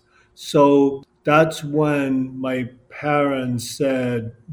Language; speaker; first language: English; non-native, local second language; Cantonese